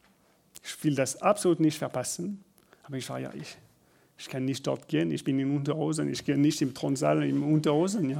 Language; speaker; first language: German; non-native, learner; French